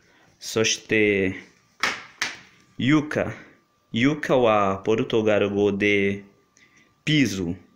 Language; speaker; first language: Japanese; non-native, learner; Portuguese